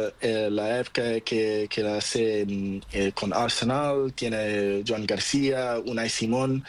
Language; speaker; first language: Spanish; non-native, learner; Portuguese